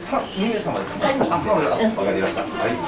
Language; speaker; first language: Japanese; native; Japanese